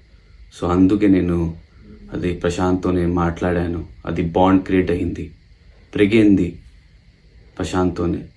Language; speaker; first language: Telugu; non-native, local second language; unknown